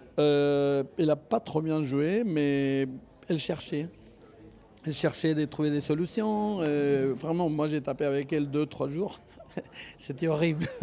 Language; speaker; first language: French; non-native, fluent; Spanish